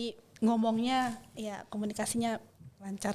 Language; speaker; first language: Indonesian; non-native, fluent; Japanese